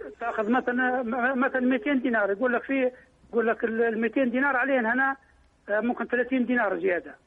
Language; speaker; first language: Arabic; native; Arabic